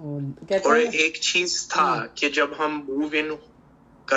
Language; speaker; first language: Hindi; early bilingual, heritage; Hindi